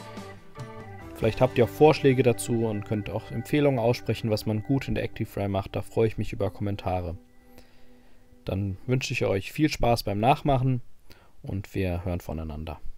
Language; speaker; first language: German; native; German